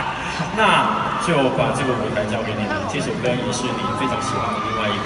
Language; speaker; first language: Chinese; non-native, local second language; Cantonese